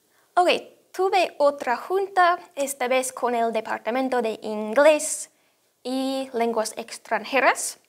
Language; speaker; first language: Spanish; non-native, fluent; English